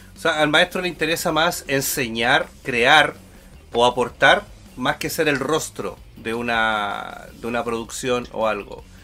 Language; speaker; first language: Spanish; native; Spanish